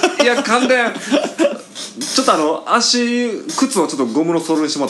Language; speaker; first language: Japanese; native; Japanese